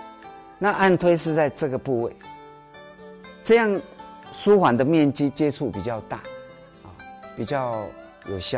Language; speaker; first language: Chinese; native; Chinese